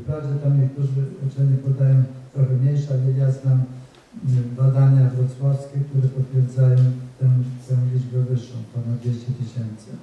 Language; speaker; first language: Polish; native; Polish